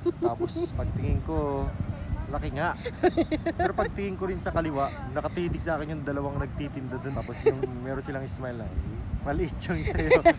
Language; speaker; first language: Filipino; native; Filipino